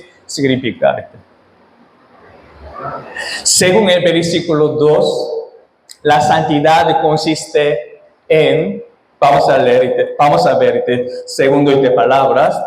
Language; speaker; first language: Spanish; non-native, fluent; Korean